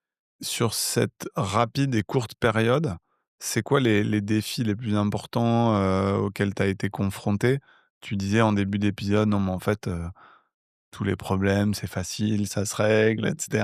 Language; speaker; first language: French; native; French